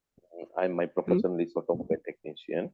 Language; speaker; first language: English; non-native, learner; Tamil